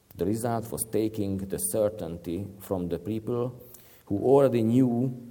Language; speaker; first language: English; non-native, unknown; Hungarian